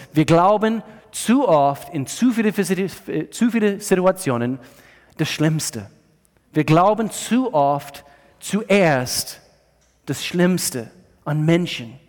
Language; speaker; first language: German; non-native, fluent; English